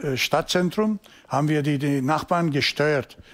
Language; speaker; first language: German; non-native, learner; Turkish